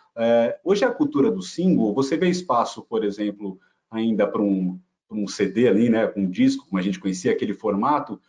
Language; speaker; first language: Portuguese; native; Portuguese